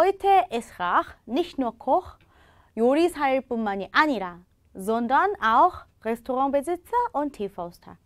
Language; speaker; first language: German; non-native, fluent; Korean